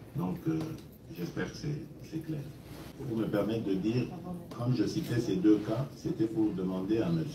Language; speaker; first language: French; non-native, local second language; Luba-Lulua